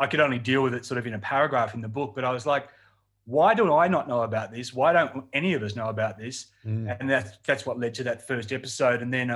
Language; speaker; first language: English; native; English